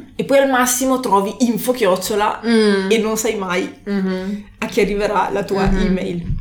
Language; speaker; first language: Italian; native; Italian